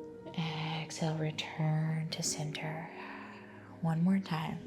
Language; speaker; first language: English; native; English